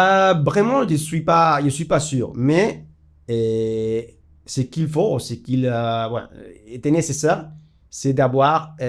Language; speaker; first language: French; non-native, fluent; Spanish